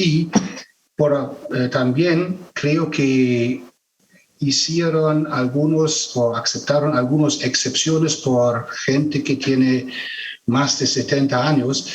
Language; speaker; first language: Spanish; non-native, fluent; German